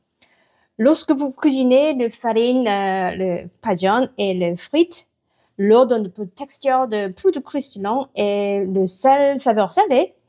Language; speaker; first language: French; non-native, learner; Korean